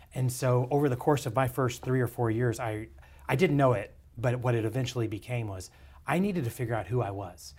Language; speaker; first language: English; native; English